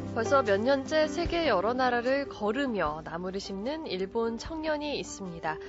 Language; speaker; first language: Korean; native; Korean